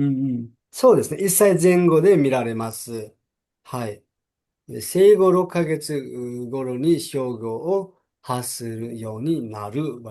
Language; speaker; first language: Japanese; non-native, fluent; Nepali